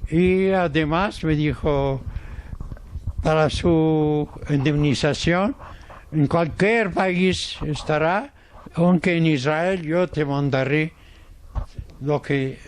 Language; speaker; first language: Spanish; non-native, fluent; Arabic